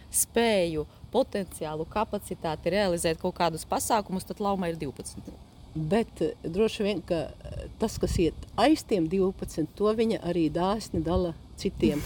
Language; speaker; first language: Latvian; native; Latvian